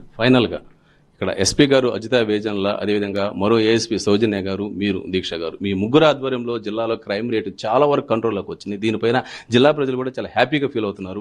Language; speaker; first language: Telugu; native; Telugu